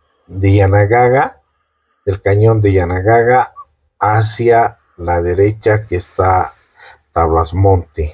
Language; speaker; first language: Spanish; native; Spanish